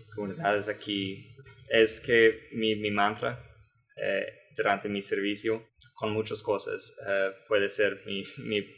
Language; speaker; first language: Spanish; non-native, learner; English